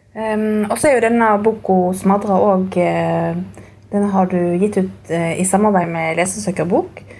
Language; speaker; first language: Norwegian; native; Norwegian